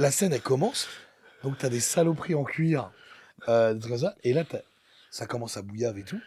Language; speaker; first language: French; native; French